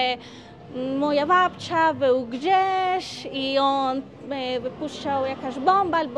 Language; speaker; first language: Polish; non-native, learner; Spanish